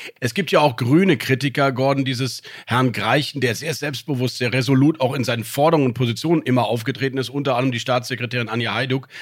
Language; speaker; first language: German; native; German